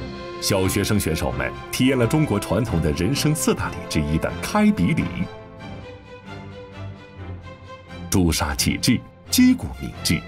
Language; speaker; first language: Chinese; native; Chinese